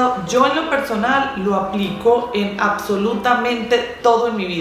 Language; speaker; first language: Spanish; native; Spanish